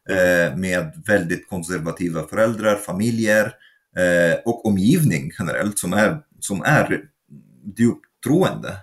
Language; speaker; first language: Swedish; non-native, fluent; Arabic